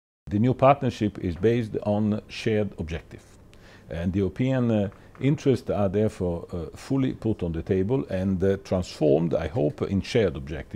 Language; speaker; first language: English; non-native, fluent; Italian